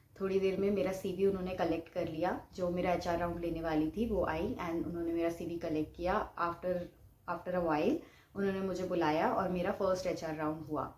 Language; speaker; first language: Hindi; non-native, local second language; Bangla